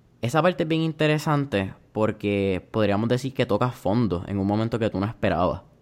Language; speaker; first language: Spanish; native; Spanish